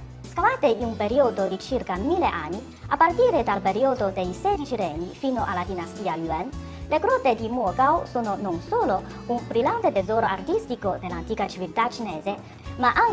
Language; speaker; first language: Italian; non-native, fluent; Chinese